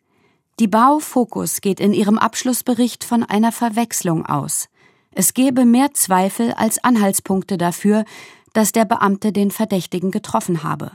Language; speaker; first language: German; native; German